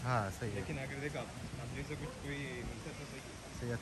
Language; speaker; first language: Hindi; non-native, fluent; Bangla